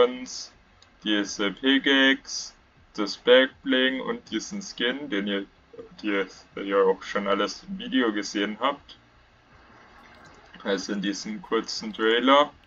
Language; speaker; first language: German; native; German